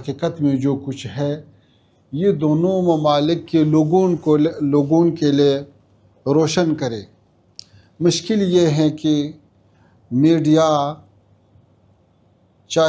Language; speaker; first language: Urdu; non-native, fluent; Pashto